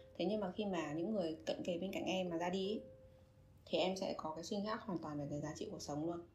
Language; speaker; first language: Vietnamese; native; Vietnamese